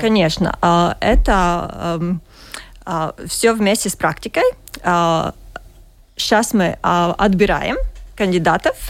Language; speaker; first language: Russian; non-native, learner; Latvian